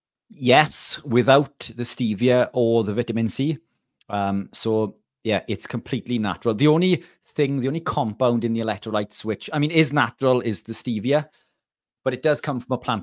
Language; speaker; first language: English; native; English